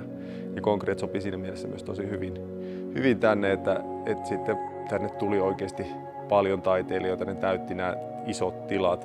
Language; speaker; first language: Finnish; native; Finnish